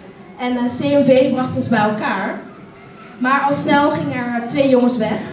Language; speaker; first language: Dutch; native; Dutch